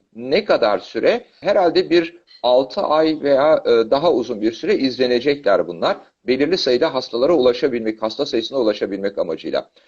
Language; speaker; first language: Turkish; native; Turkish